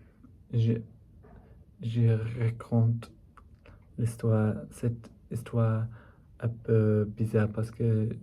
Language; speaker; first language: French; non-native, learner; English